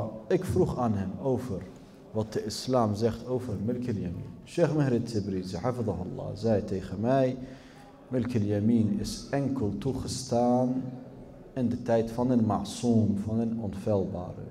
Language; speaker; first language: Dutch; early bilingual, other home language; Arabic